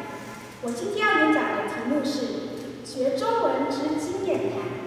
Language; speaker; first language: Chinese; early bilingual, heritage; Chinese